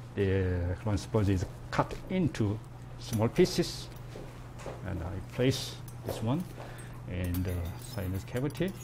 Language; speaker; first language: English; non-native, fluent; Korean